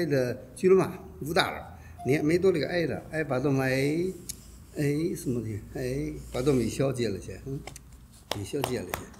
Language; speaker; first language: Russian; non-native, learner; Chinese